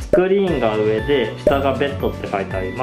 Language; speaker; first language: Japanese; native; Japanese